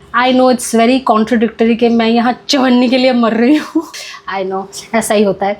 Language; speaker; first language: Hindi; non-native, local second language; Bangla